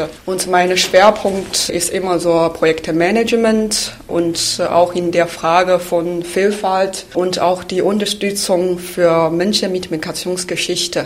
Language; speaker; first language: German; non-native, fluent; Chinese